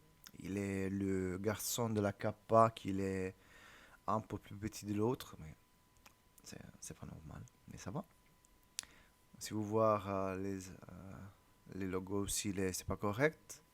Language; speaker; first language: French; non-native, learner; Italian